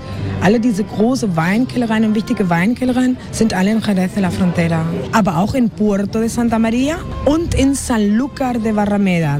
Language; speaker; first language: German; non-native, fluent; Spanish